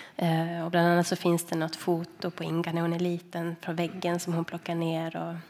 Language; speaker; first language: Swedish; native; Swedish